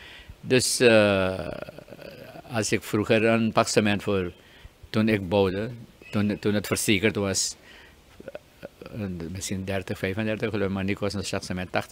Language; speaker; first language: Dutch; native; Dutch